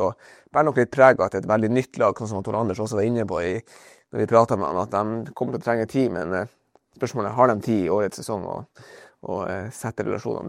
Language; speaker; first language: Norwegian; native; Norwegian